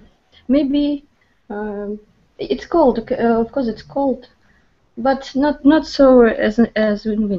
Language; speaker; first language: English; non-native, learner; Russian